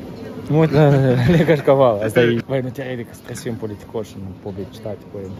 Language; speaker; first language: Romanian; native; Romanian